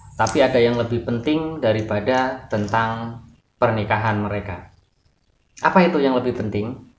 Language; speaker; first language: Indonesian; native; Indonesian